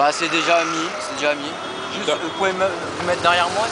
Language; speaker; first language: French; native; French